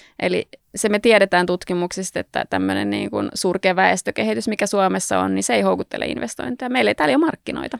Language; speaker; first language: Finnish; native; Finnish